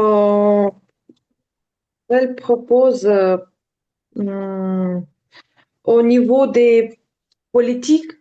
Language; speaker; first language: French; non-native, learner; Ukrainian